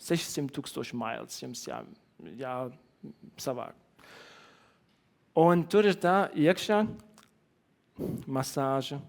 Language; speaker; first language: Latvian; non-native, learner; German